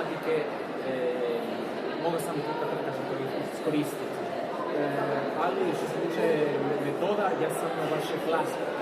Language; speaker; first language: Serbian; non-native, fluent; Spanish